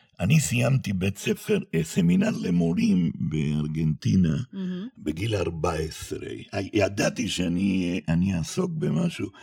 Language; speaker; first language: Hebrew; non-native, fluent; Spanish